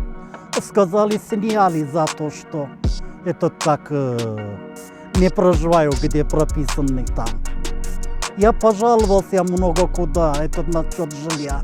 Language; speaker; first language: Russian; non-native, local second language; Turkmen